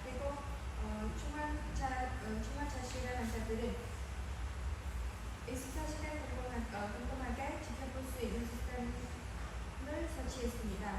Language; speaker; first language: Korean; non-native, fluent; Khmer